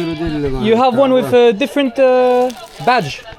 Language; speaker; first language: English; non-native, learner; French